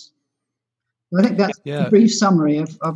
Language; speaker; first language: English; native; English